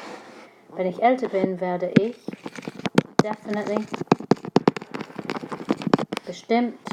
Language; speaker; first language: German; non-native, fluent; English